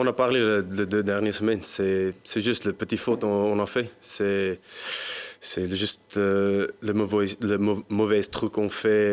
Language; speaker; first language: French; non-native, learner; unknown